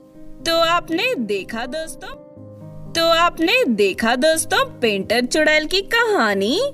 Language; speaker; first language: Hindi; native; Hindi